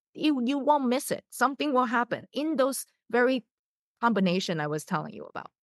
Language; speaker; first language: English; non-native, fluent; Chinese